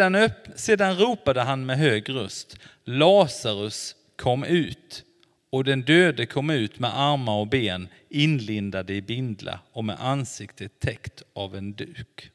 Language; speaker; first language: Swedish; non-native, fluent; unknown